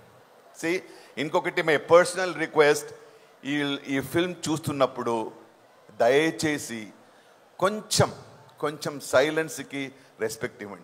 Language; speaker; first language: Telugu; non-native, local second language; Tamil